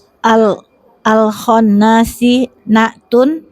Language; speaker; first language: Arabic; non-native, learner; Indonesian